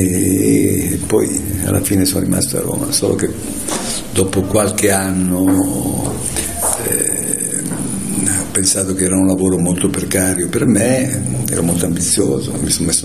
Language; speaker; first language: Italian; native; Italian